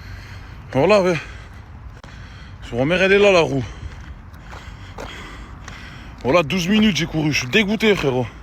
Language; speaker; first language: French; native; French